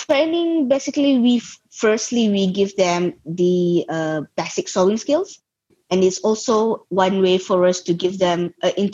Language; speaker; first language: English; non-native, local second language; Malay